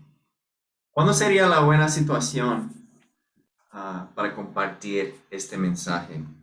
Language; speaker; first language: Spanish; non-native, fluent; English